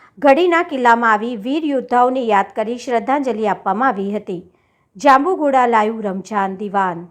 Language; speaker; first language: Gujarati; native; Gujarati